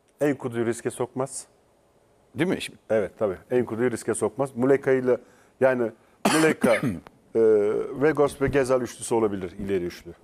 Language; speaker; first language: Turkish; native; Turkish